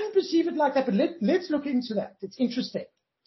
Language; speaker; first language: English; native; English